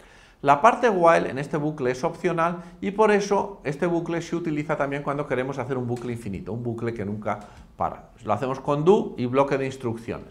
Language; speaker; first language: Spanish; native; Spanish